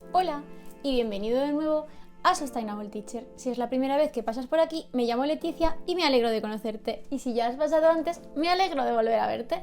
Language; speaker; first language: Spanish; native; Spanish